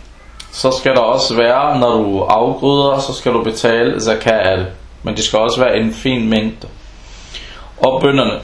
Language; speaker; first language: Danish; early bilingual, other home language; Arabic